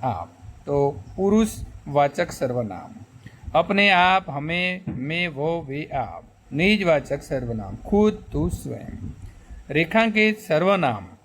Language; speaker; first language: Hindi; non-native, local second language; Gujarati